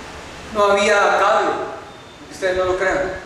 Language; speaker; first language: Spanish; native; Spanish